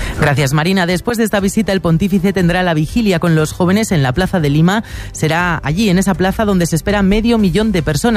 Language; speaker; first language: Spanish; native; Spanish